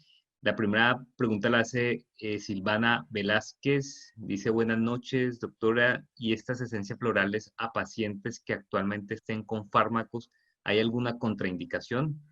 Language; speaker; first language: Spanish; native; Spanish